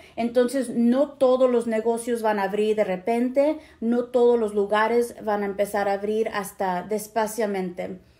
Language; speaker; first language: Spanish; early bilingual, heritage; Spanish